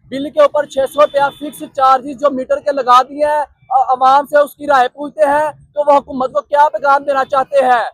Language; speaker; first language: Urdu; non-native, local second language; Punjabi